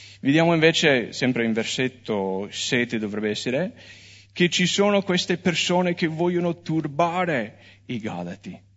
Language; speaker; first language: Italian; non-native, fluent; English